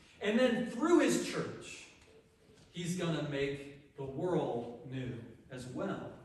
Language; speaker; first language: English; native; English